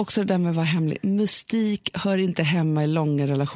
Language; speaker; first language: Swedish; native; Swedish